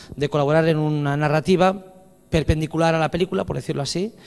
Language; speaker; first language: Spanish; native; Spanish